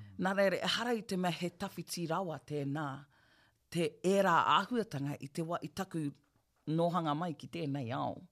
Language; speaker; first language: Māori; non-native, local second language; English